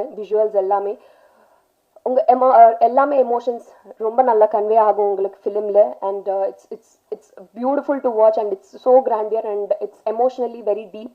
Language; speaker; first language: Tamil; non-native, learner; Telugu